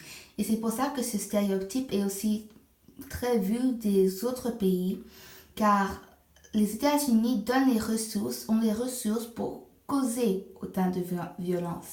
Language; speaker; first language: French; non-native, fluent; English